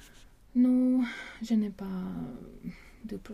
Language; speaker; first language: French; non-native, learner; Latvian